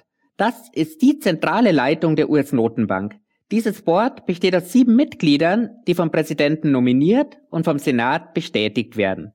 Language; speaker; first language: German; native; German